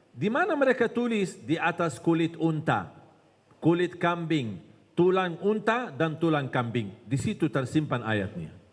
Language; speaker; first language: Malay; non-native, fluent; Arabic